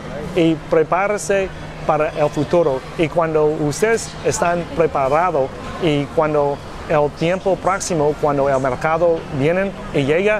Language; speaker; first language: Spanish; non-native, learner; English